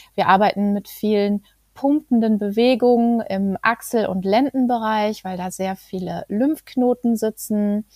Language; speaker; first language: German; native; German